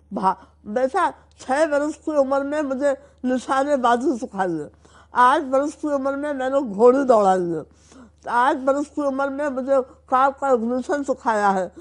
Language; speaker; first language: Urdu; native; Urdu